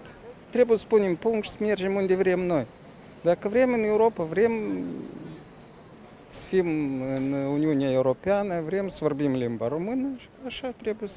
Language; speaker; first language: Romanian; non-native, local second language; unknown